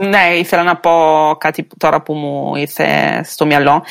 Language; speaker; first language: Greek; non-native, fluent; Italian